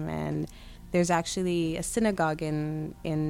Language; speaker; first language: English; non-native, local second language; Shona